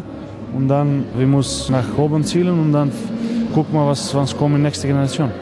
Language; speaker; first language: German; non-native, learner; Macedonian